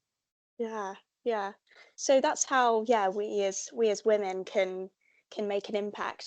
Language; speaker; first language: English; native; English